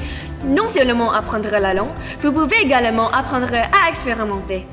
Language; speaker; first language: French; non-native, learner; Indonesian